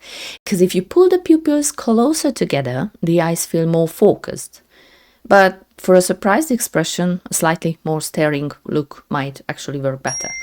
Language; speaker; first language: English; non-native, fluent; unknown